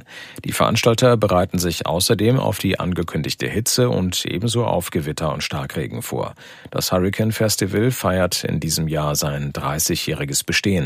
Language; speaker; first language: German; native; German